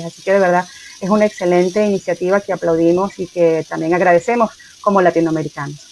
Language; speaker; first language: Spanish; native; Spanish